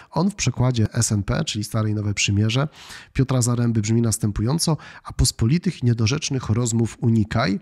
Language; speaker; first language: Polish; native; Polish